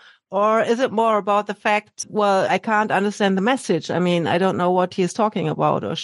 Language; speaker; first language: English; non-native, fluent; German